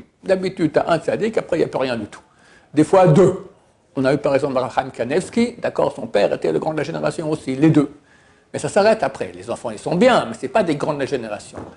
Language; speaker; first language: French; native; French